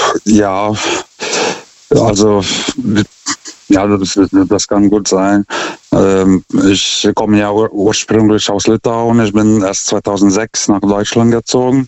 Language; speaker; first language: German; non-native, fluent; Lithuanian